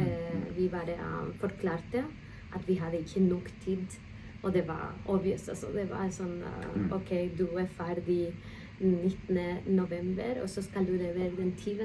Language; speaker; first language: Norwegian; non-native, fluent; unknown